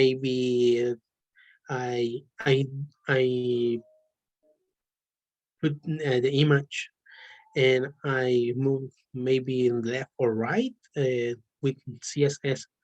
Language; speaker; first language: English; non-native, learner; Spanish